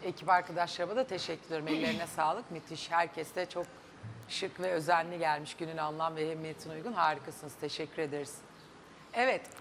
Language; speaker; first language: Turkish; native; Turkish